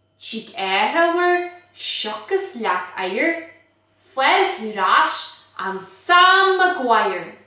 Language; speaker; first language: Irish; native; Irish